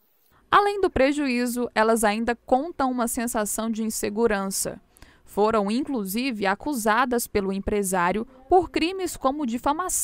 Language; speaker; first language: Portuguese; native; Portuguese